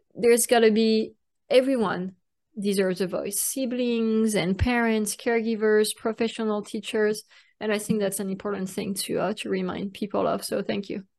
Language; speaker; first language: English; non-native, fluent; French